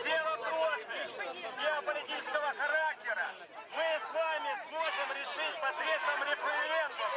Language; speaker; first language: Russian; native; Russian